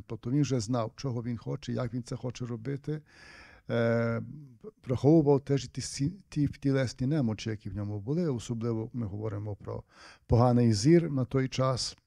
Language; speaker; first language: Ukrainian; native; Ukrainian